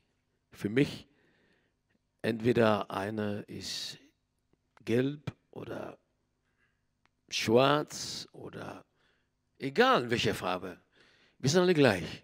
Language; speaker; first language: German; non-native, learner; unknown